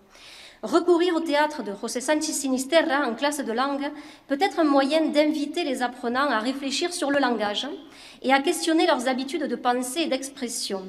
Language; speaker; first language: French; native; French